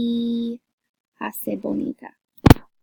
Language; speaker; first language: Spanish; non-native, learner; English